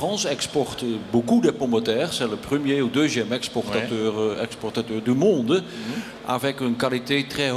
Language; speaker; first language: French; non-native, learner; Dutch